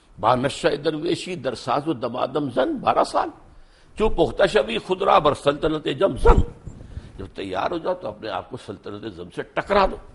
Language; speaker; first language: Urdu; native; Urdu